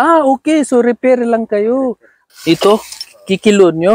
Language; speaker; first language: Filipino; non-native, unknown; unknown